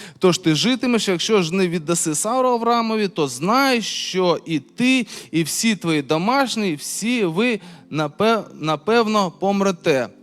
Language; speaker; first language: Ukrainian; non-native, local second language; Russian